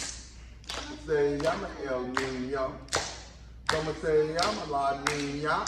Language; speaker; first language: Spanish; non-native, learner; English